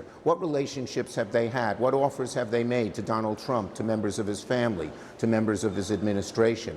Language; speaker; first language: English; native; English